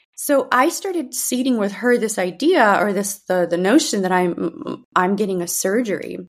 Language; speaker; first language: English; early bilingual, other home language; Russian